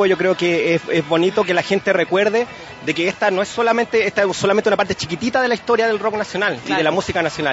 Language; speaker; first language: Spanish; native; Spanish